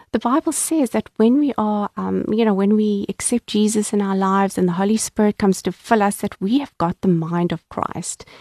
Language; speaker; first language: English; native; English